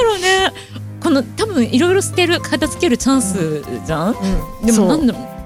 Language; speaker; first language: Japanese; native; Japanese